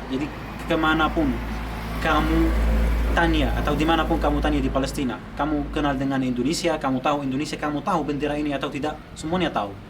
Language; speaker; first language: Indonesian; non-native, fluent; Arabic